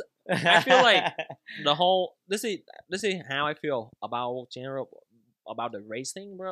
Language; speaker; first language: English; non-native, learner; Vietnamese